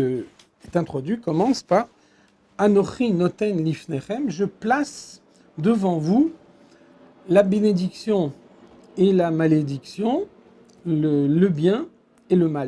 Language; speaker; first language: French; native; French